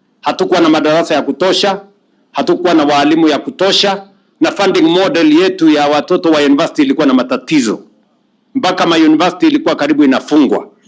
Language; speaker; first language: Swahili; native; Swahili